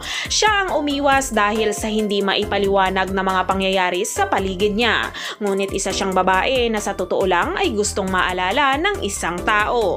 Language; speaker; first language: Filipino; native; Filipino